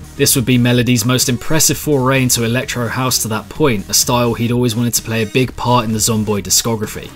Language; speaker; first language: English; native; English